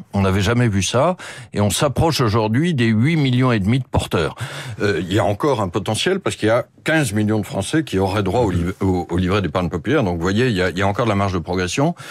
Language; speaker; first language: French; native; French